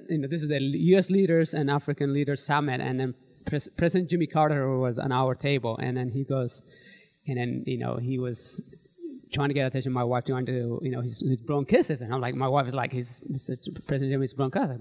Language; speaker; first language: English; early bilingual, other home language; Tigrinya